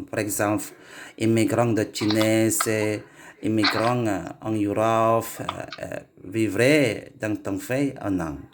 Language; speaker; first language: French; non-native, learner; Indonesian